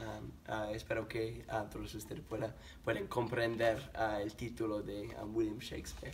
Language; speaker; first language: Spanish; non-native, learner; English